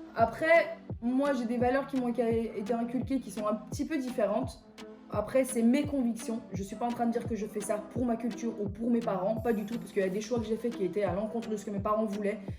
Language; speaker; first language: French; early bilingual, other home language; Persian